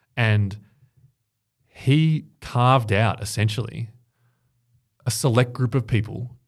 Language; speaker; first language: English; native; English